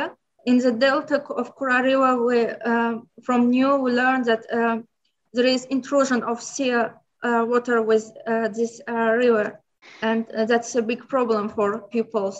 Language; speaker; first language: English; non-native, learner; Azerbaijani